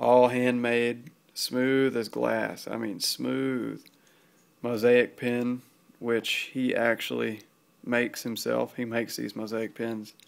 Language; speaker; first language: English; native; English